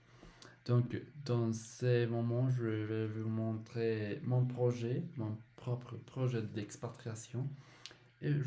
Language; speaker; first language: French; non-native, learner; Spanish